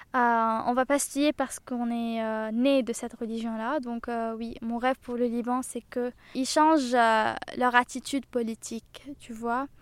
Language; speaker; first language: French; non-native, local second language; Arabic